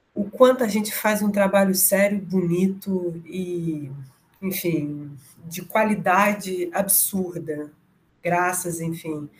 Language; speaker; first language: Portuguese; native; Portuguese